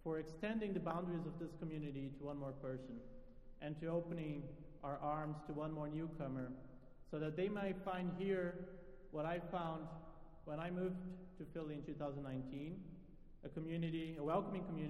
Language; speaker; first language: English; non-native, fluent; Portuguese